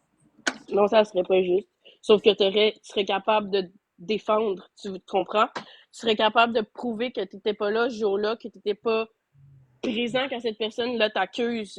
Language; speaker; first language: French; native; French